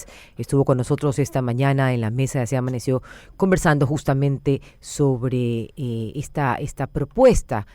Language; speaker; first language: Spanish; native; Spanish